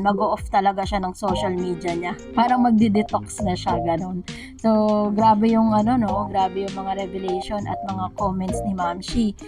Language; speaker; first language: Filipino; native; Filipino